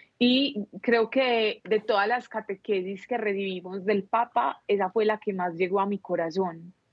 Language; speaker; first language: Spanish; native; Spanish